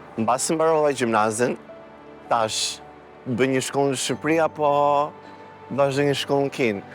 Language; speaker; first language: Albanian; native; Albanian